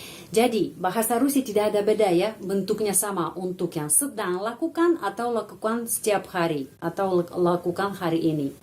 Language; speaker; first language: Indonesian; non-native, fluent; Russian